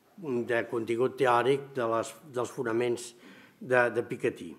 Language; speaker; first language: Catalan; native; Catalan